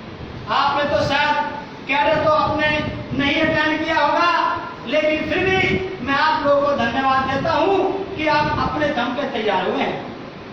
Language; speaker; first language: Hindi; native; Hindi